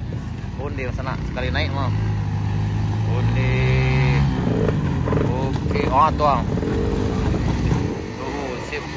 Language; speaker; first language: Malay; non-native, local second language; Minangkabau